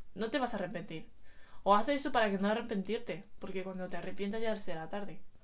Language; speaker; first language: Spanish; early bilingual, other home language; Chinese